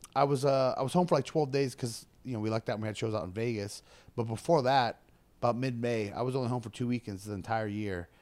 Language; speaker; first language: English; native; English